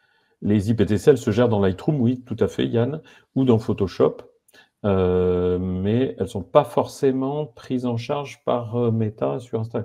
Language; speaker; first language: French; native; French